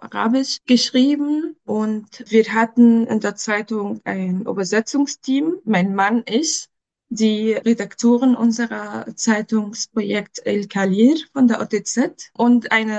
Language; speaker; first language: German; non-native, fluent; Arabic